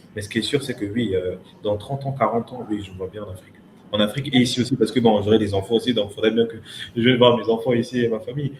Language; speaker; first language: French; early bilingual, other home language; Lingala